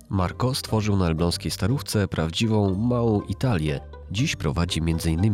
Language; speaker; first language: Polish; native; Polish